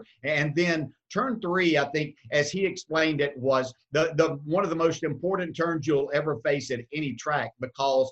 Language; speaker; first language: English; native; English